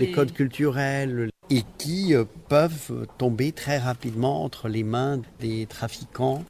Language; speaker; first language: French; non-native, fluent; Spanish